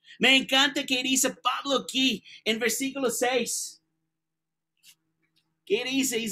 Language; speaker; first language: Spanish; non-native, learner; English